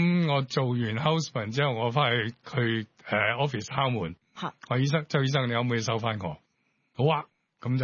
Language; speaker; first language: Cantonese; native; Cantonese